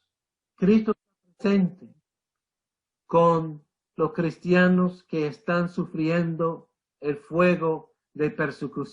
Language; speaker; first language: Spanish; non-native, fluent; English